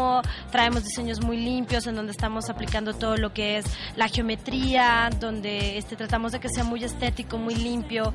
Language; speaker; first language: Spanish; native; Spanish